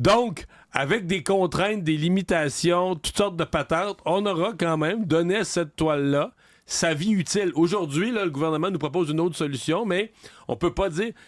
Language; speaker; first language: French; native; French